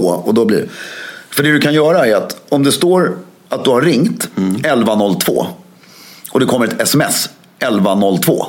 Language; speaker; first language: Swedish; native; Swedish